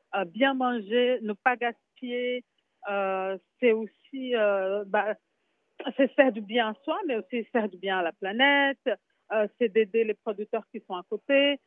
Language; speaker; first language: French; non-native, fluent; Portuguese